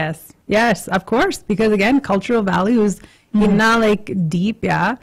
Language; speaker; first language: English; early bilingual, other home language; Punjabi